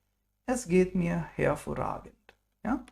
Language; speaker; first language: German; non-native, fluent; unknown